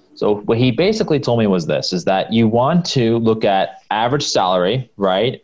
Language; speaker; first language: English; native; English